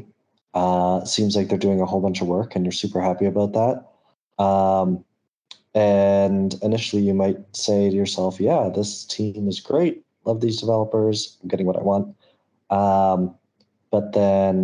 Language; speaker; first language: English; native; English